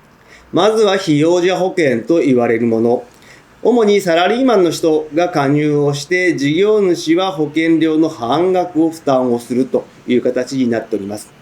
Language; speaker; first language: Japanese; native; Japanese